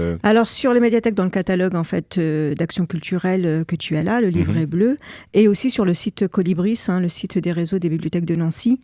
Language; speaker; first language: French; native; French